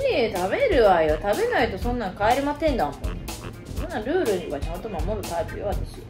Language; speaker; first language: Japanese; native; Japanese